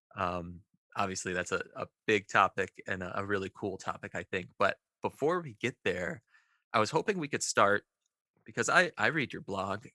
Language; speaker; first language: English; native; English